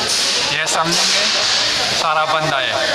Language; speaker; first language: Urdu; non-native, local second language; Pashto